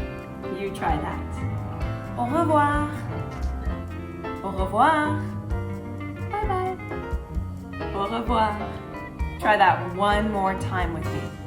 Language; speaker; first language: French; non-native, fluent; English